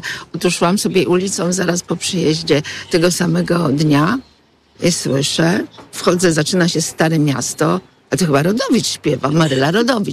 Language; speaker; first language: Polish; native; Polish